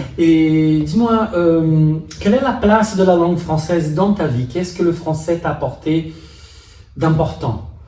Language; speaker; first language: French; non-native, fluent; Portuguese